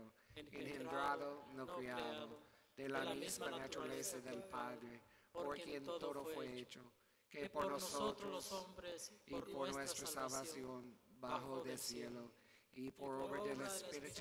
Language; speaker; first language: Spanish; non-native, learner; English